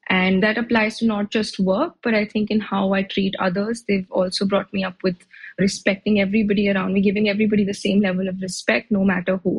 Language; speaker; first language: English; non-native, local second language; Hindi